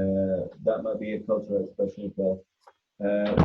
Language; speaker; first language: English; non-native, fluent; Spanish